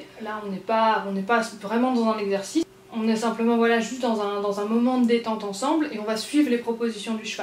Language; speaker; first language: French; native; French